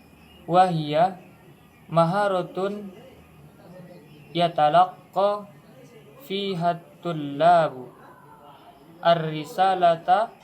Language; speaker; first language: Arabic; non-native, learner; Indonesian